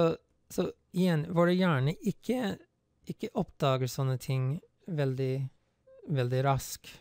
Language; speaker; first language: Norwegian; non-native, fluent; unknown